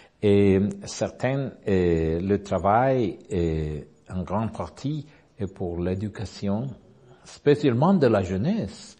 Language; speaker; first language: French; non-native, learner; Spanish